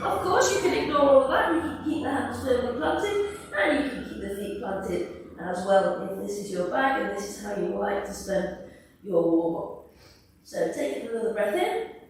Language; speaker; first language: English; native; English